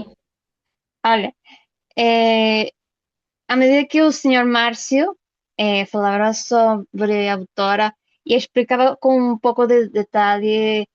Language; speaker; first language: Portuguese; non-native, fluent; Spanish